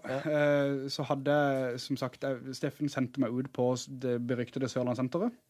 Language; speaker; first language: Norwegian; native; Norwegian